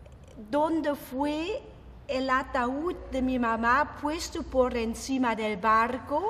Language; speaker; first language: Spanish; non-native, fluent; German